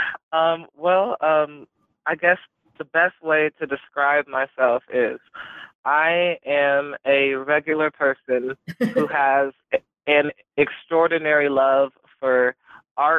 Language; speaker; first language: English; native; English